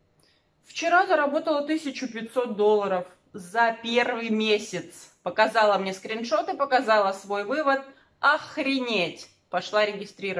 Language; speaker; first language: Russian; native; Russian